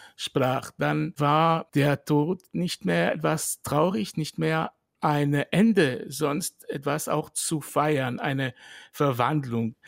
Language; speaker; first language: German; non-native, fluent; French